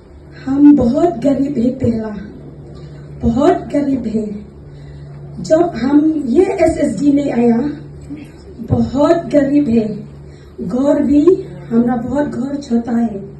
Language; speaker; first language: Hindi; non-native, local second language; Khasi